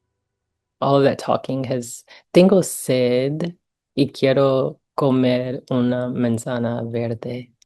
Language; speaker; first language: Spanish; non-native, learner; English